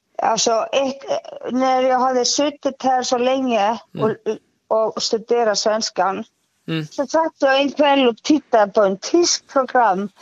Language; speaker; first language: Swedish; non-native, fluent; Icelandic